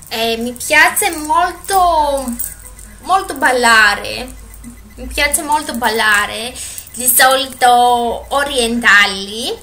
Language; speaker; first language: Italian; non-native, learner; Greek